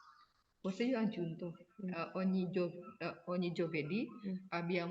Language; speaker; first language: Italian; non-native, learner; Indonesian